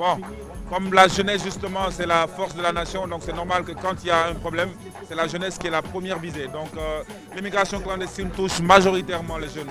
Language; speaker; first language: French; non-native, local second language; Wolof